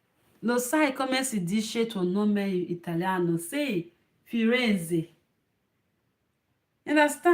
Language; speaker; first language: Italian; non-native, learner; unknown